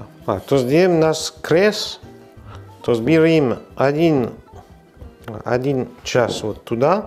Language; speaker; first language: Russian; non-native, learner; French